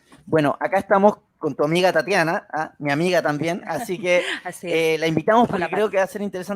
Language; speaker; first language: Spanish; native; Spanish